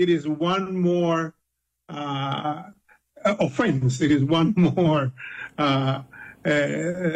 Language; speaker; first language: English; non-native, fluent; Spanish